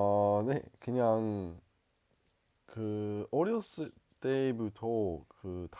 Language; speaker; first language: Korean; non-native, learner; English